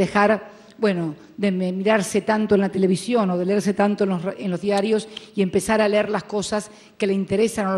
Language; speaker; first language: Spanish; native; Spanish